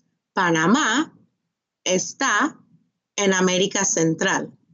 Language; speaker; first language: Spanish; non-native, fluent; English